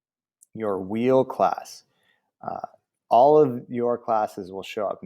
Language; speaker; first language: English; native; English